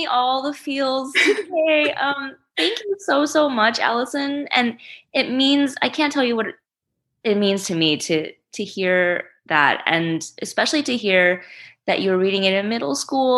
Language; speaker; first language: English; early bilingual, other home language; Chinese